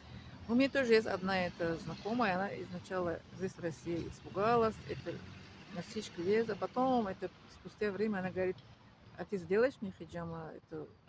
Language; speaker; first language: Russian; non-native, learner; Tajik